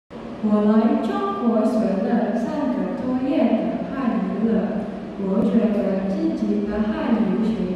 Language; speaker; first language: Chinese; non-native, learner; Indonesian